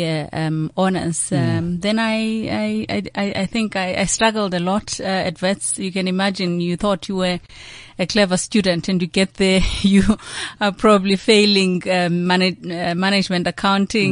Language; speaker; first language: English; non-native, local second language; Xhosa